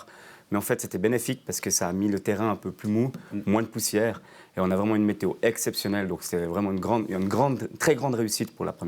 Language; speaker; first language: French; native; French